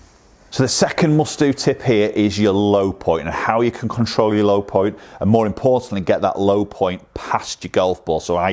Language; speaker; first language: English; native; English